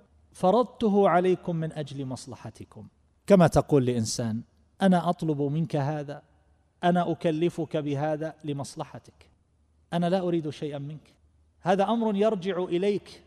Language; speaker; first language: Arabic; native; Arabic